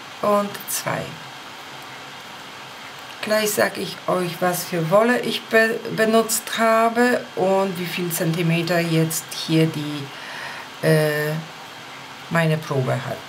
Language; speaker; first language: German; non-native, fluent; Polish